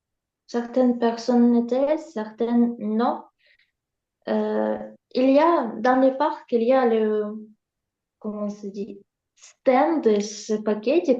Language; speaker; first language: French; non-native, learner; Russian